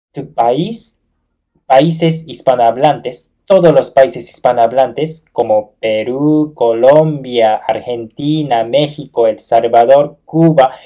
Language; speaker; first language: Spanish; non-native, fluent; Japanese